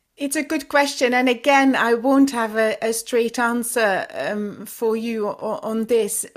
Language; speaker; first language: English; non-native, fluent; Dutch